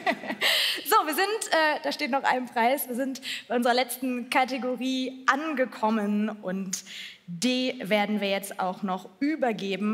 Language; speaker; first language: German; native; German